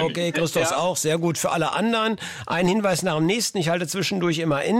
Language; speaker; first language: German; native; German